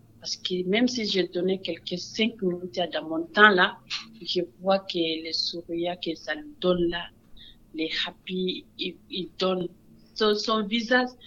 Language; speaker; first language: French; non-native, local second language; Wolof